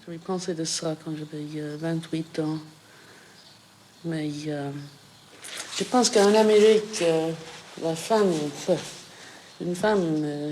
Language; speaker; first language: French; non-native, fluent; English